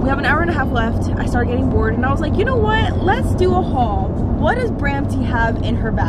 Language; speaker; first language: English; early bilingual, other home language; Spanish